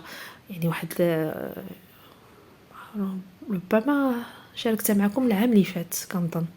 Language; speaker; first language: Arabic; native; Arabic